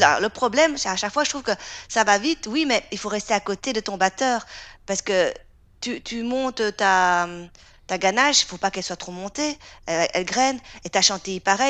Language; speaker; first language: French; native; French